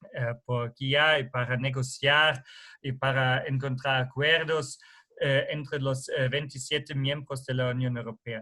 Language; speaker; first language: Spanish; non-native, fluent; German